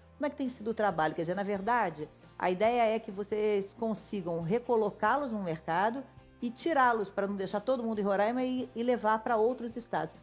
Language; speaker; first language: Portuguese; native; Portuguese